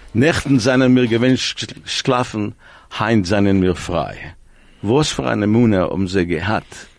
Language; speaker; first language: English; non-native, fluent; Spanish